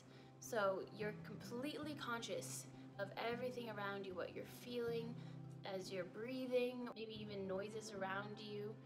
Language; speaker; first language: English; native; English